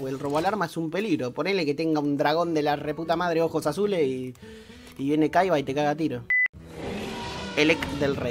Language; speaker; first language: Spanish; native; Spanish